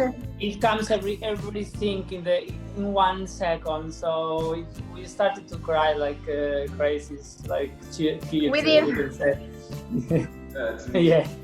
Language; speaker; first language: English; non-native, fluent; Spanish